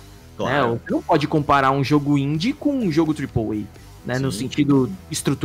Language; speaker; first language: Portuguese; native; Portuguese